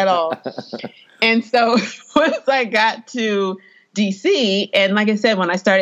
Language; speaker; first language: English; native; English